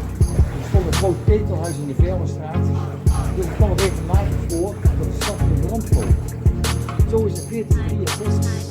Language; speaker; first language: Dutch; native; Dutch